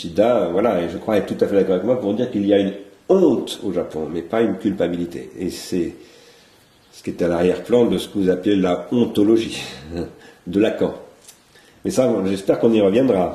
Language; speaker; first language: French; native; French